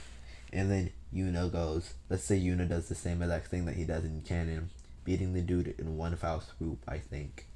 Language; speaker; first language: English; native; English